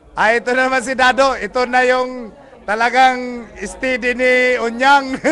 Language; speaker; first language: Filipino; native; Filipino